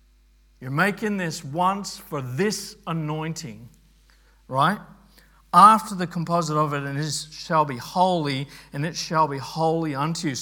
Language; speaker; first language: English; native; English